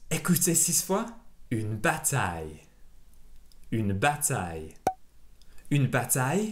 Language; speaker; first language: French; non-native, fluent; English